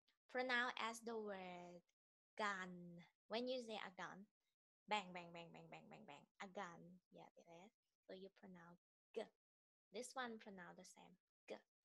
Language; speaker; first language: English; non-native, fluent; Thai